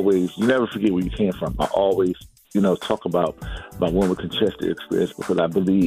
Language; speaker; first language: English; native; English